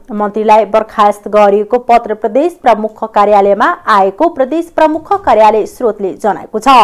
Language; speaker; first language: Nepali; non-native, local second language; Maithili